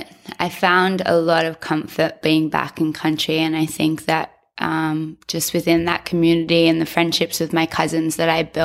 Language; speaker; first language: English; native; English